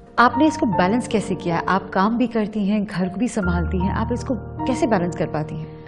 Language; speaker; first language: Urdu; native; Urdu